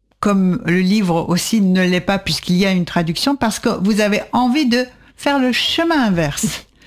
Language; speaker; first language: French; native; French